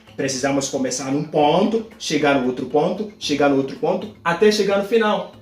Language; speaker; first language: Portuguese; non-native, fluent; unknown